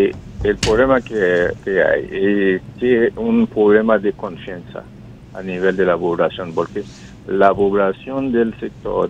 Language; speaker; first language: Spanish; non-native, fluent; Haitian Creole